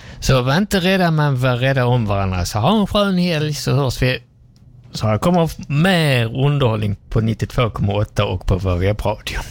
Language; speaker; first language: Swedish; native; Swedish